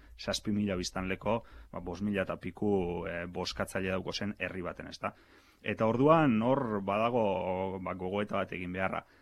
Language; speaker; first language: Basque; native; Basque